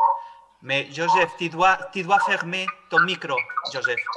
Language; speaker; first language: French; non-native, fluent; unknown